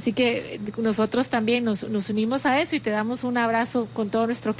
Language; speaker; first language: Spanish; native; Spanish